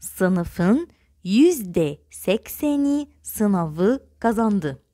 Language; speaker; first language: Turkish; non-native, fluent; Arabic